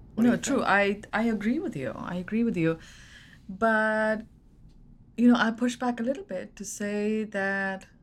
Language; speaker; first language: English; non-native, local second language; Hindi